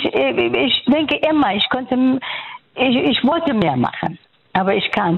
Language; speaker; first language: German; non-native, fluent; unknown